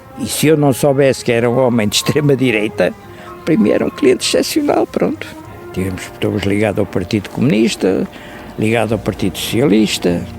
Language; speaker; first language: Portuguese; native; Portuguese